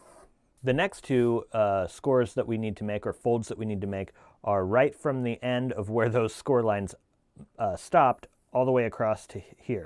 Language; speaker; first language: English; native; English